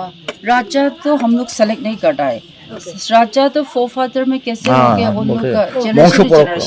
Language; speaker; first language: Hindi; non-native, local second language; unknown